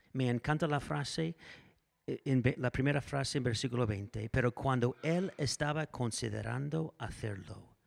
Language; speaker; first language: Spanish; non-native, fluent; English